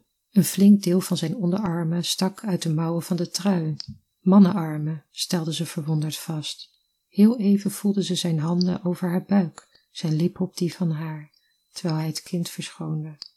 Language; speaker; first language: Dutch; native; Dutch